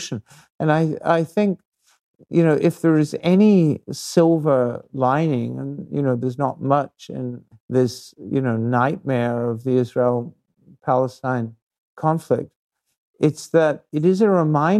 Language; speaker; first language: English; native; English